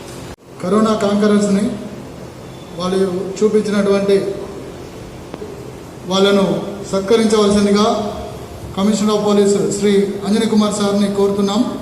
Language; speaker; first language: Telugu; native; Telugu